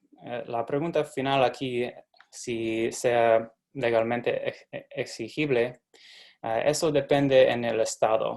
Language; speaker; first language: Spanish; non-native, fluent; English